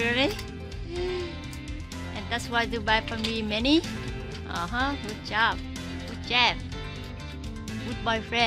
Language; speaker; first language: English; non-native, learner; Vietnamese